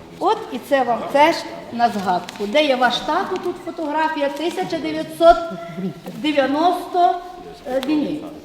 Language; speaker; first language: Ukrainian; native; Ukrainian